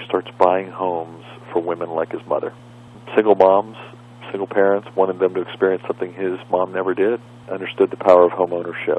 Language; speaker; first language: English; native; English